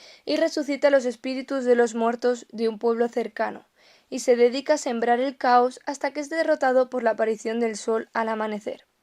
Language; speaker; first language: Spanish; native; Spanish